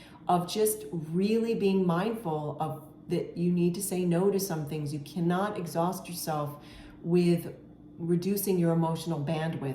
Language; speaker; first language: English; native; English